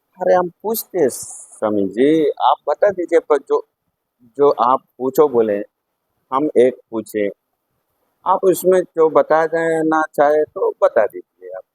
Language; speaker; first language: Hindi; non-native, fluent; Telugu